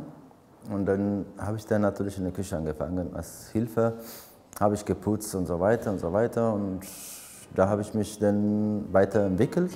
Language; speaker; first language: German; non-native, fluent; Amharic